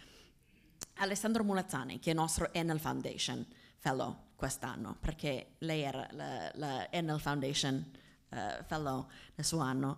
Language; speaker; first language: Italian; non-native, fluent; English